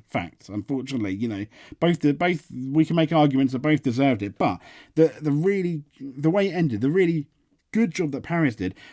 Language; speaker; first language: English; native; English